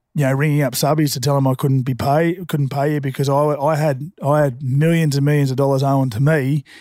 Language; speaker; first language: English; native; English